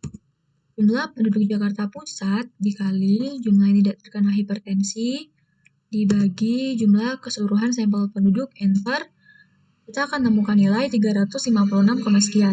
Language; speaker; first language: Indonesian; native; Indonesian